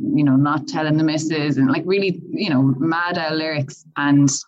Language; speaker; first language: English; native; English